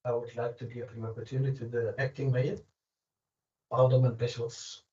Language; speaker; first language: English; non-native, local second language; Afrikaans